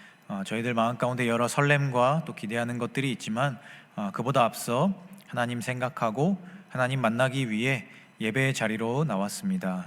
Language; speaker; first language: Korean; native; Korean